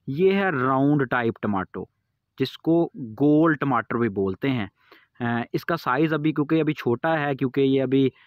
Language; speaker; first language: Urdu; non-native, local second language; Punjabi